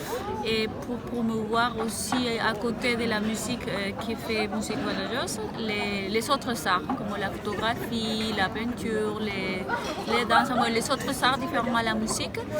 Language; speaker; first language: French; non-native, fluent; Spanish